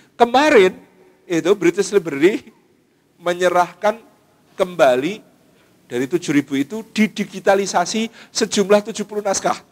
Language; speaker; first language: Indonesian; native; Indonesian